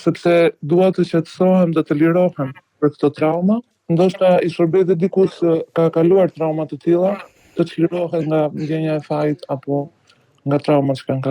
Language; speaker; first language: Albanian; native; Albanian